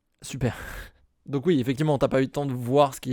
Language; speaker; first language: French; native; French